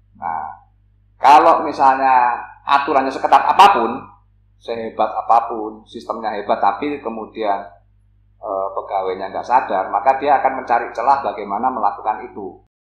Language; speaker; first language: Indonesian; native; Indonesian